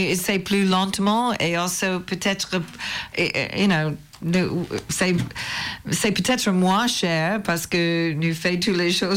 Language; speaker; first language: French; non-native, learner; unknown